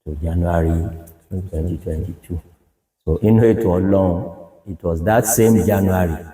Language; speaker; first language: English; non-native, local second language; Yoruba